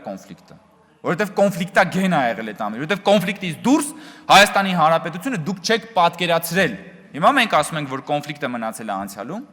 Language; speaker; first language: Armenian; native; Armenian